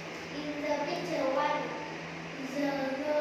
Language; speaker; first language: English; non-native, learner; Vietnamese